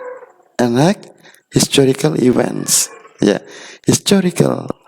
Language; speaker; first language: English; non-native, learner; Indonesian